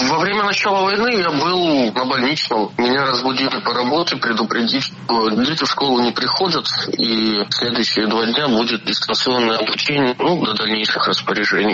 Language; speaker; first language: Russian; native; Russian